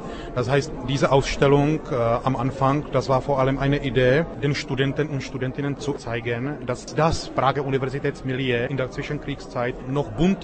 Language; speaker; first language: German; non-native, fluent; Czech